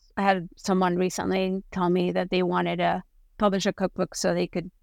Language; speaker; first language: English; non-native, fluent; Spanish